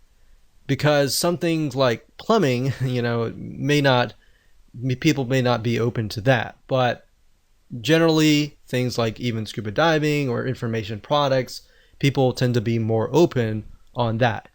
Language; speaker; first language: English; native; English